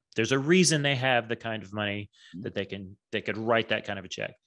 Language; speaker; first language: English; native; English